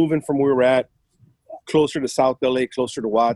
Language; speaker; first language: English; early bilingual, other home language; Spanish